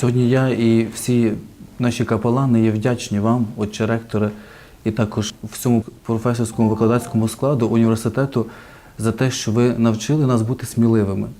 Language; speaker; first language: Ukrainian; native; Ukrainian